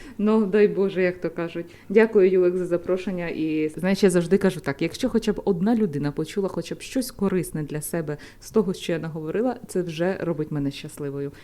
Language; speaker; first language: Ukrainian; native; Ukrainian